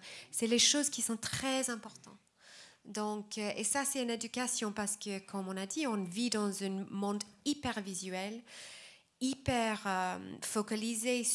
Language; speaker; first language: French; non-native, fluent; English